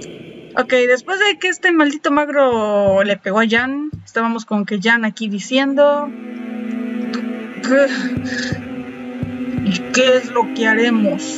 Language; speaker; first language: Spanish; native; Spanish